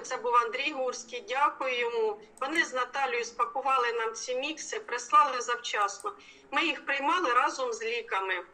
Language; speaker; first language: Ukrainian; native; Ukrainian